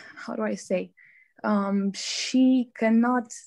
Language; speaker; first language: English; non-native, fluent; Romanian